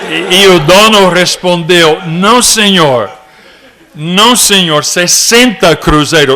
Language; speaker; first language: Portuguese; non-native, fluent; English